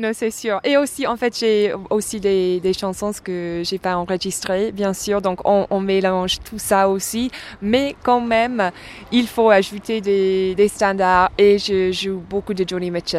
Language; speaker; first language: French; non-native, fluent; English